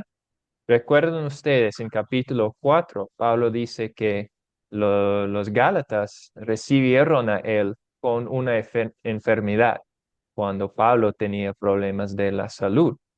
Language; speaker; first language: Spanish; non-native, fluent; English